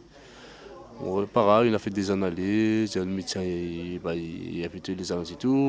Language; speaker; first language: French; non-native, local second language; Arabic